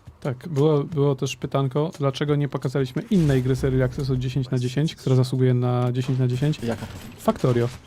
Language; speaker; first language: Polish; native; Polish